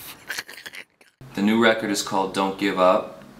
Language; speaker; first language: English; native; English